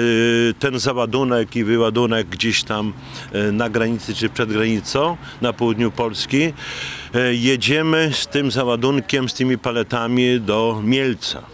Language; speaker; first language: Polish; native; Polish